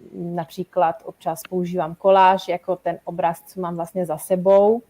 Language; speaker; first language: Czech; non-native, fluent; Italian